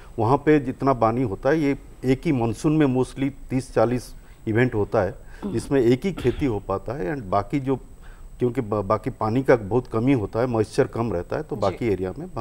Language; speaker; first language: Hindi; non-native, local second language; Odia